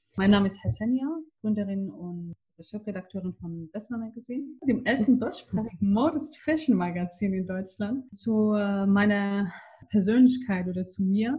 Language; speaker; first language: German; early bilingual, other home language; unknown